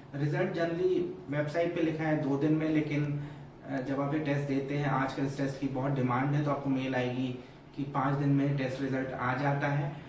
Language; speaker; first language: Hindi; native; Hindi